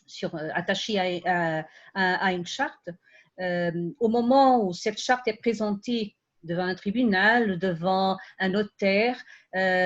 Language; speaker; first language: French; non-native, fluent; Portuguese